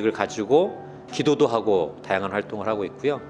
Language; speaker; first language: Korean; native; Korean